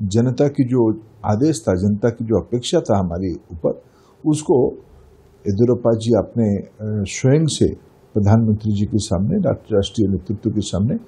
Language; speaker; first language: Hindi; non-native, local second language; Odia